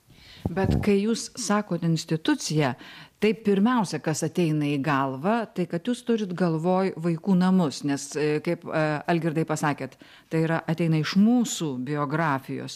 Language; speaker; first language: Lithuanian; native; Lithuanian